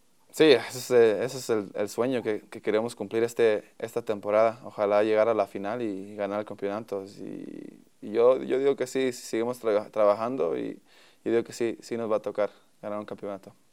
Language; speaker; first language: Spanish; early bilingual, heritage; Spanish